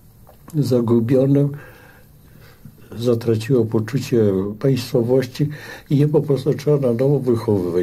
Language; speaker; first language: Polish; native; Polish